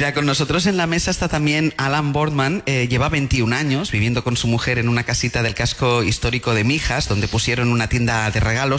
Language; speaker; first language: Spanish; native; Spanish